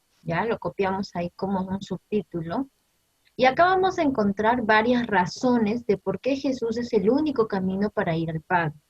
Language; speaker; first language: Spanish; native; Spanish